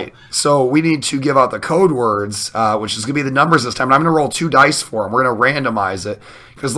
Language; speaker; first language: English; native; English